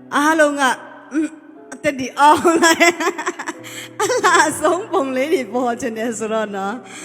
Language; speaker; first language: Burmese; non-native, local second language; Hakha Chin